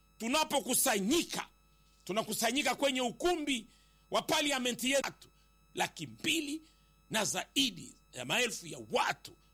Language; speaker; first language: Swahili; native; Swahili